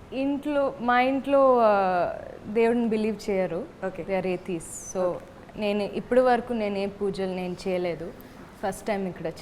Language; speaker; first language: Telugu; non-native, local second language; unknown